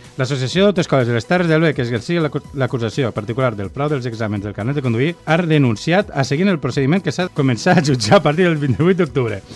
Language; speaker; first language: Catalan; native; Catalan